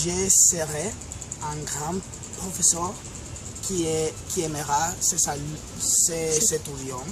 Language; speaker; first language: French; non-native, learner; Spanish